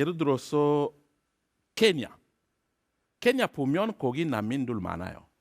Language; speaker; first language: Korean; non-native, learner; French